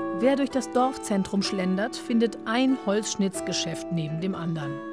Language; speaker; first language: German; native; German